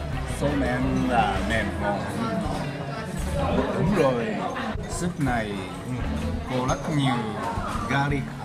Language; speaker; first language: Vietnamese; non-native, learner; Japanese